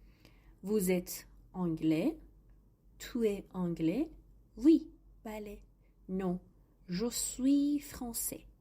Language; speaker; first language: French; non-native, fluent; Persian